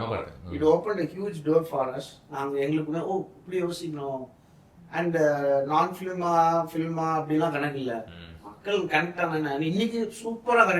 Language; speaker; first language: Tamil; native; Tamil